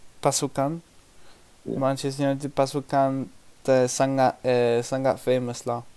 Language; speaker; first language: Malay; non-native, learner; English